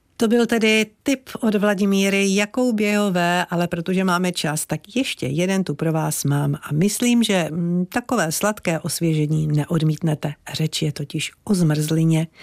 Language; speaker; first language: Czech; native; Czech